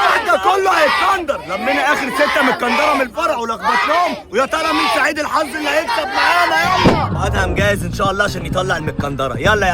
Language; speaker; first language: Arabic; native; Arabic